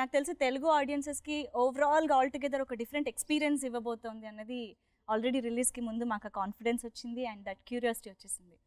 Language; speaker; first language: Telugu; native; Telugu